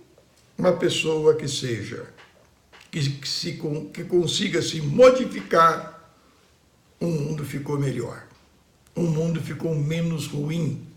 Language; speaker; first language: Portuguese; native; Portuguese